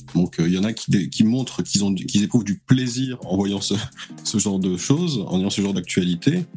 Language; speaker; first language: French; native; French